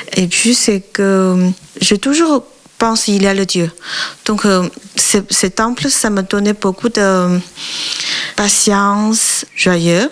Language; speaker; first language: French; non-native, learner; Chinese